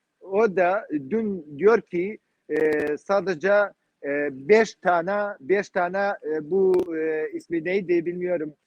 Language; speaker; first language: Turkish; non-native, learner; Kurdish